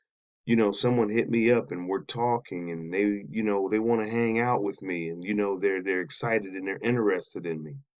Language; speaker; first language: English; native; English